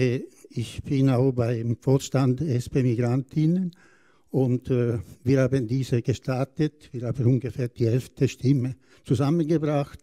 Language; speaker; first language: German; non-native, fluent; Italian